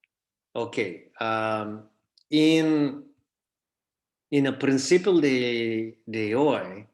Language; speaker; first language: Spanish; non-native, fluent; English